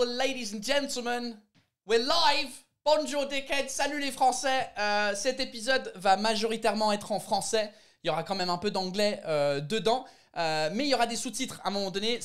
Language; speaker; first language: French; non-native, fluent; English